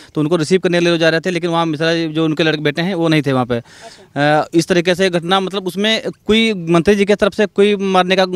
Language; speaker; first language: Hindi; native; Hindi